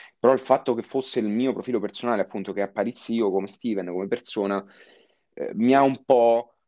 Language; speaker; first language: Italian; native; Italian